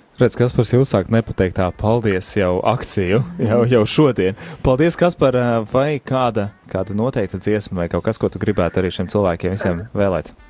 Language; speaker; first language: Latvian; native; Latvian